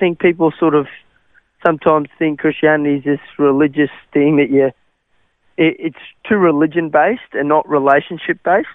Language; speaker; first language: English; non-native, local second language; Afrikaans